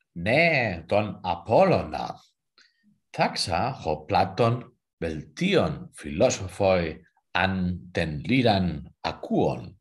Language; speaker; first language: Greek; non-native, learner; German